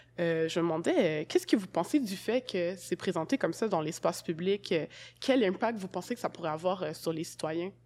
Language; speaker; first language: French; native; French